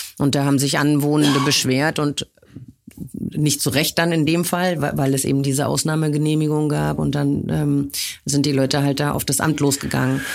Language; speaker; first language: German; native; German